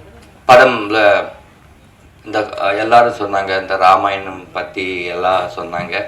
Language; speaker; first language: Tamil; non-native, learner; Telugu